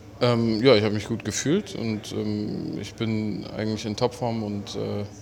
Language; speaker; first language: German; native; German